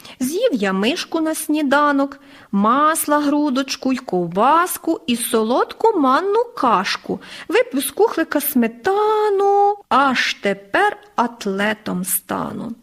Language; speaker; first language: Ukrainian; native; Ukrainian